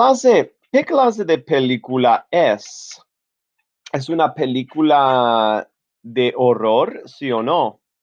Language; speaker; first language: Spanish; non-native, fluent; English